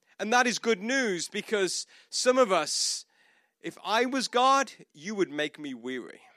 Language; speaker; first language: English; native; English